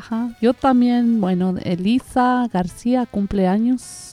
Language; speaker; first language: Spanish; native; Spanish